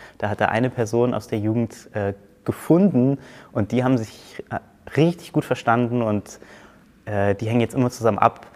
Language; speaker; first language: German; native; German